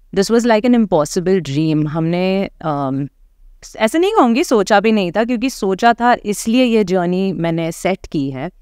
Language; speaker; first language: Hindi; native; Hindi